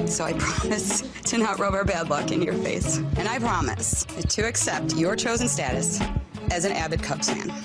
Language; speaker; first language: English; native; English